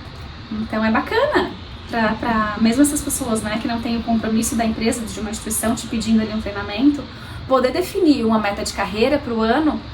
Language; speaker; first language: Portuguese; native; Portuguese